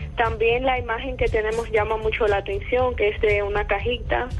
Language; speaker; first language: Spanish; native; Spanish